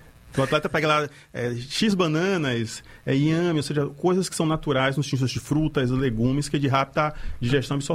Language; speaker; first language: Portuguese; native; Portuguese